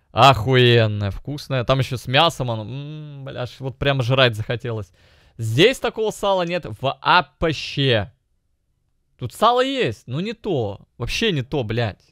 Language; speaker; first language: Russian; native; Russian